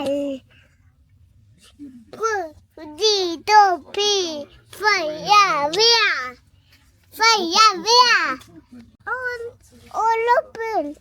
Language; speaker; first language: German; early bilingual, other home language; Indonesian